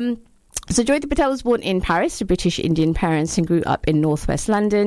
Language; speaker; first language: English; native; English